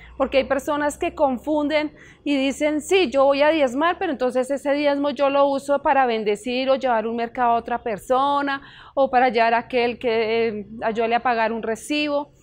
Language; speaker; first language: Spanish; native; Spanish